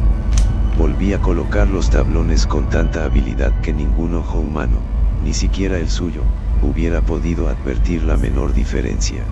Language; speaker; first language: Spanish; native; Spanish